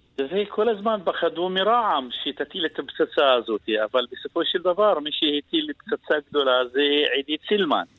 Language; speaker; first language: Hebrew; non-native, local second language; Arabic